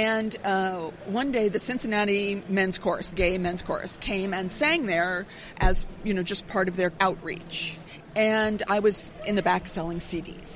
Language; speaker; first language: English; native; English